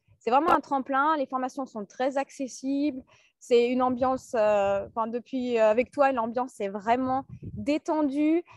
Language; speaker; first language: French; native; French